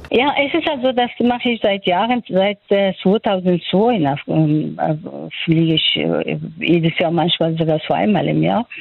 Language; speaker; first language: German; non-native, local second language; Persian